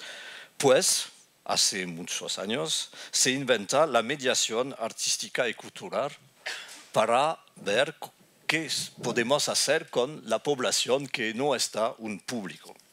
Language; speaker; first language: Spanish; non-native, fluent; French